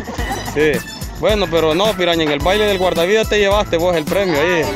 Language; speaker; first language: Spanish; native; Spanish